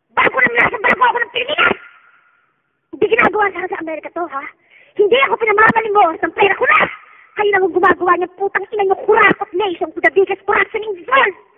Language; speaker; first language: Filipino; native; Filipino